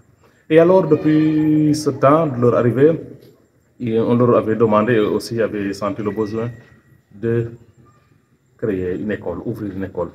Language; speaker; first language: French; non-native, local second language; Serer